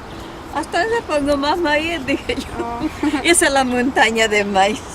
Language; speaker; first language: Spanish; native; Spanish